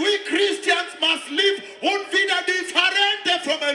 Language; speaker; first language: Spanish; non-native, learner; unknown